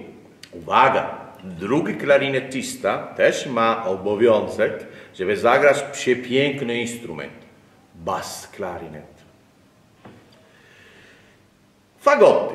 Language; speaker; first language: Polish; non-native, learner; Italian